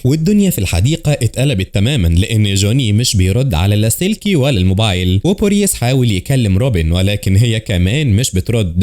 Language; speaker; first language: Arabic; native; Arabic